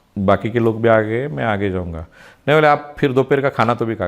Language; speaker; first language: Hindi; non-native, local second language; Marathi